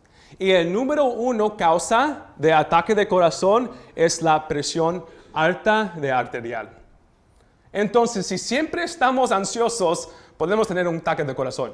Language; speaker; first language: Spanish; early bilingual, heritage; Spanish